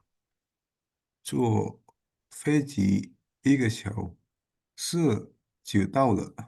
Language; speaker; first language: Chinese; non-native, learner; Indonesian